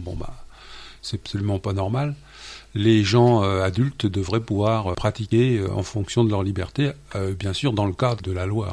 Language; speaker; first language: French; native; French